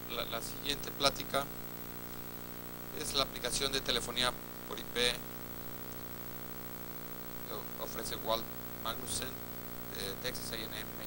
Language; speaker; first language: Spanish; native; Spanish